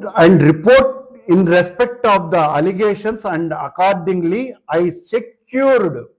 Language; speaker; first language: English; non-native, local second language; Telugu